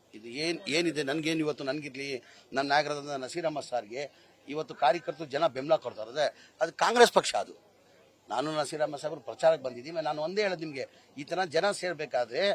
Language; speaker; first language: Kannada; non-native, local second language; Urdu